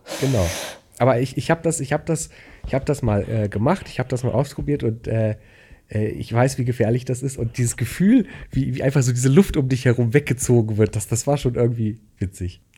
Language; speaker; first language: German; native; German